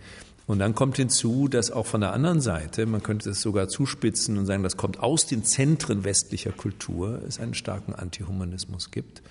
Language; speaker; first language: German; native; German